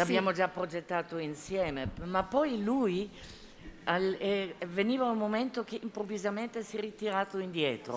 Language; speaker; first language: Italian; non-native, fluent; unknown